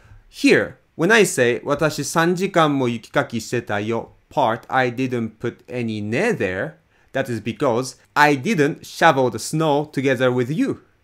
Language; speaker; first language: English; non-native, fluent; Japanese